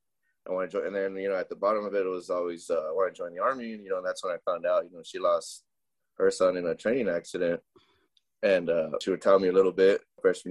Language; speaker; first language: English; early bilingual, other home language; Spanish